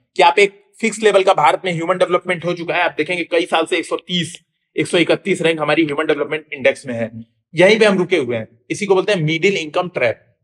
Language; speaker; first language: Hindi; native; Hindi